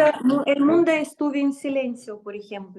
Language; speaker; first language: Spanish; non-native, fluent; Russian